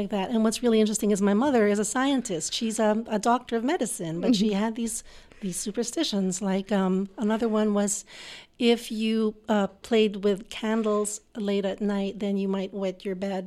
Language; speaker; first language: English; non-native, local second language; Filipino